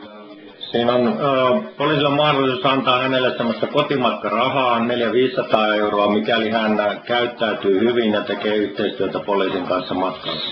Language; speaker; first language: Finnish; native; Finnish